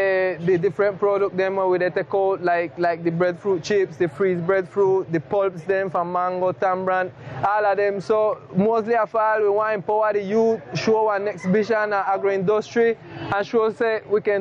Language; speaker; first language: English; non-native, fluent; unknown